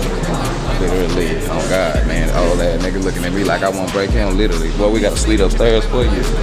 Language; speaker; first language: English; native; English